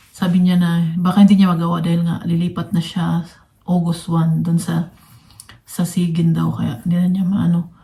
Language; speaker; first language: Filipino; non-native, local second language; Cebuano